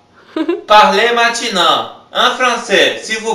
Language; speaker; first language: French; non-native, learner; Portuguese